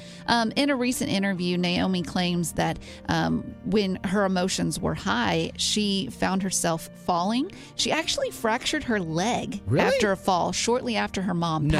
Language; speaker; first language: English; native; English